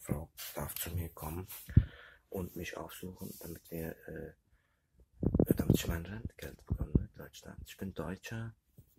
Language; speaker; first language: German; early bilingual, other home language; Turkish